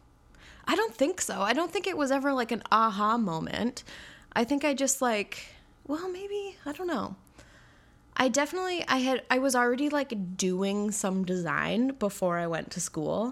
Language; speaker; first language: English; native; English